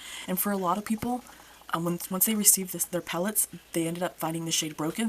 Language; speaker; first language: English; native; English